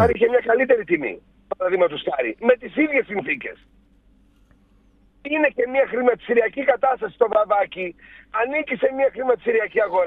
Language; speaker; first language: Greek; native; Greek